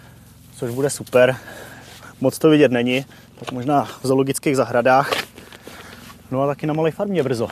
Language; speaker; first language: Czech; native; Czech